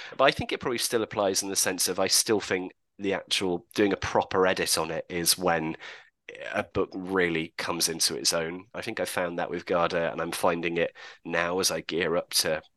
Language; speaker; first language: English; native; English